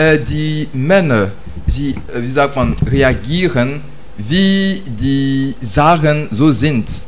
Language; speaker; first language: German; non-native, learner; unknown